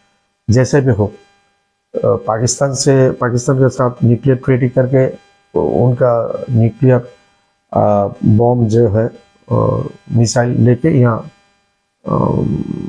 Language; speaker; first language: Hindi; non-native, learner; Bangla